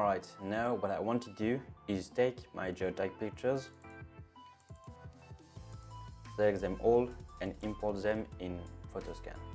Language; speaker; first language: English; non-native, fluent; French